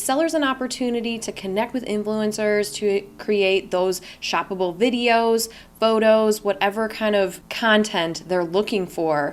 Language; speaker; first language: English; native; English